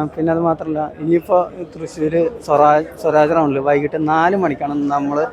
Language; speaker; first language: Malayalam; native; Malayalam